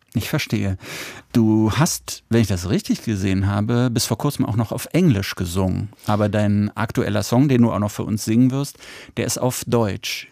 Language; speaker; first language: German; native; German